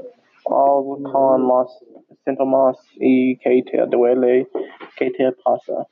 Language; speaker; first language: Spanish; non-native, learner; English